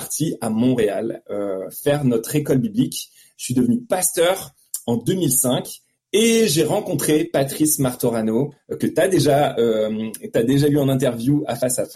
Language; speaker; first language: French; native; French